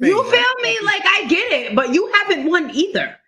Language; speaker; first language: English; native; English